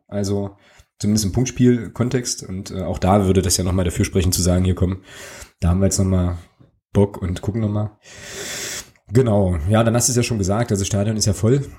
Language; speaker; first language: German; native; German